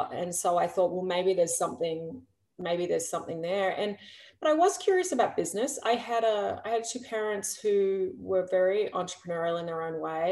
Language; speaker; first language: English; native; English